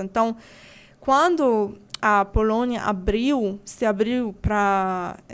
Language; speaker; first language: Portuguese; non-native, fluent; Polish